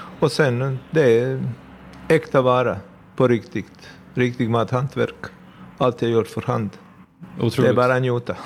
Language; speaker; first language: Swedish; non-native, fluent; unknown